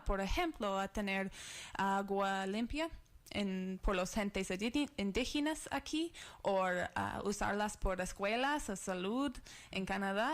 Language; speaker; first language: Spanish; non-native, learner; English